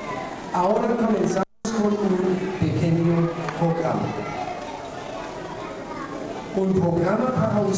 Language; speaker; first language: Spanish; non-native, fluent; German